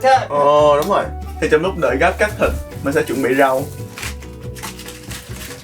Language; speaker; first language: Vietnamese; native; Vietnamese